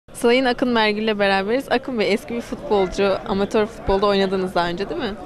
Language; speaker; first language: Turkish; native; Turkish